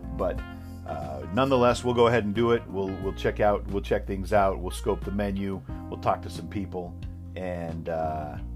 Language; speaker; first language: English; native; English